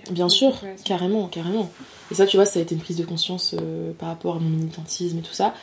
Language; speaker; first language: French; native; French